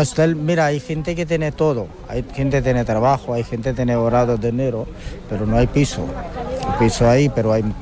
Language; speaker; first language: Spanish; non-native, learner; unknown